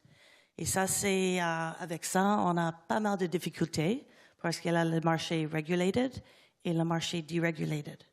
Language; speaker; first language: French; non-native, learner; English